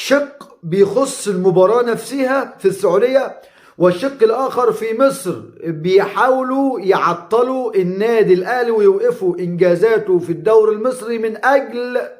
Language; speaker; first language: Arabic; native; Arabic